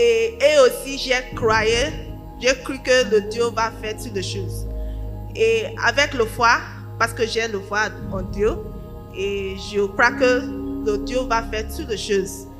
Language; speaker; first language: French; non-native, learner; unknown